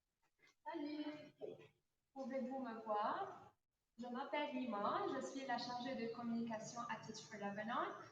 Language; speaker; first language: French; non-native, local second language; Arabic